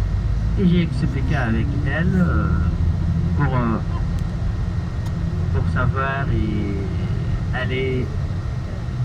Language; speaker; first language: French; non-native, learner; Arabic